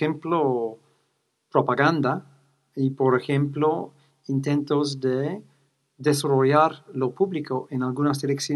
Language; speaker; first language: Spanish; non-native, fluent; English